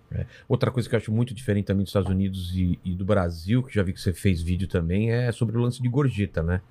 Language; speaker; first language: Portuguese; native; Portuguese